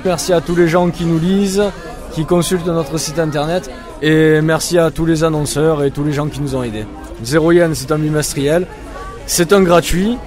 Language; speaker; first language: French; native; French